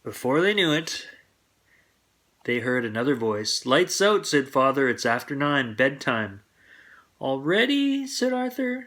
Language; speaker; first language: English; native; English